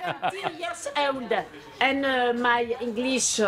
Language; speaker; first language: English; non-native, learner; French